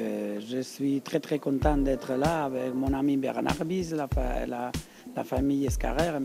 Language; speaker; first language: French; non-native, learner; Spanish